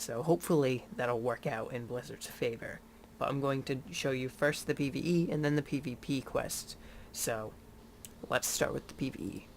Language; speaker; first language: English; native; English